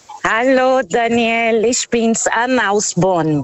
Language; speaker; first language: German; non-native, fluent; Portuguese